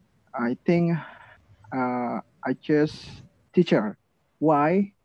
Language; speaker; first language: English; non-native, learner; Indonesian